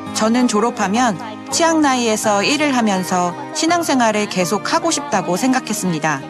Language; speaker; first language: Korean; non-native, fluent; Thai